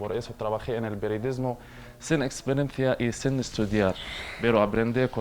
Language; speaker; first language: Spanish; non-native, learner; Arabic